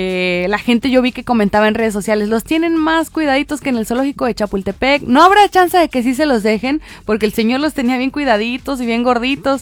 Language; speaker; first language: Spanish; native; Spanish